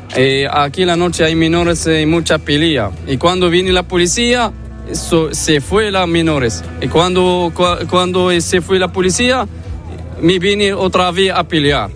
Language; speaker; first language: Spanish; non-native, learner; Arabic